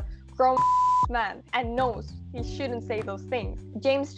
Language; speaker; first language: English; non-native, fluent; Spanish